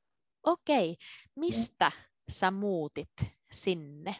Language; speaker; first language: Finnish; native; Finnish